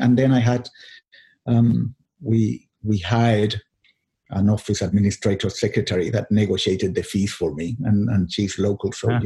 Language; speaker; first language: English; non-native, fluent; Spanish